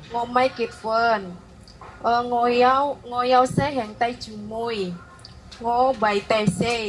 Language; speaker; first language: Cantonese; non-native, learner; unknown